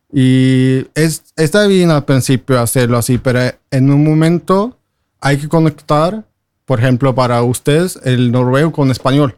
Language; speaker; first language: Spanish; non-native, fluent; Norwegian